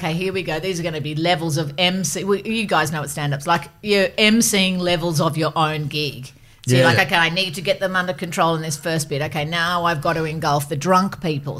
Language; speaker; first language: English; native; English